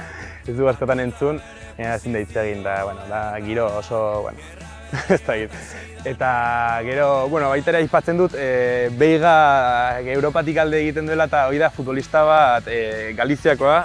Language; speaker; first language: Basque; native; Basque